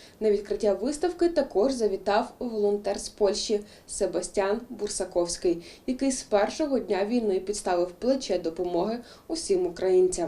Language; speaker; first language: Ukrainian; native; Ukrainian